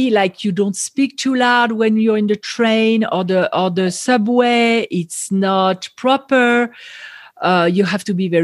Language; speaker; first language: English; non-native, fluent; French